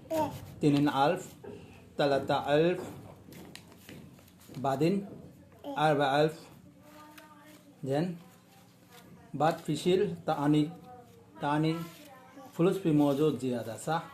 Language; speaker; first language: Arabic; non-native, learner; Bangla